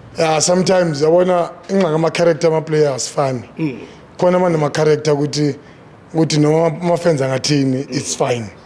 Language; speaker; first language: Zulu; non-native, local second language; Xhosa